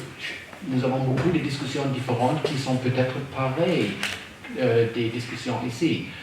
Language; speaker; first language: French; non-native, fluent; German